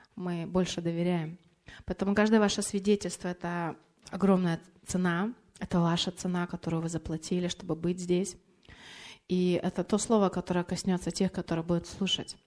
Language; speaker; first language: Russian; non-native, fluent; Lithuanian